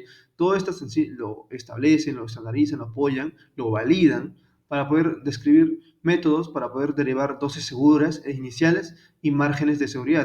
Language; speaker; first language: Spanish; native; Spanish